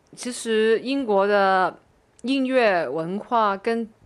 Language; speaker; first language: Chinese; non-native, fluent; Cantonese